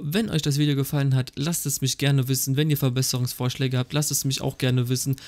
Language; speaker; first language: German; native; German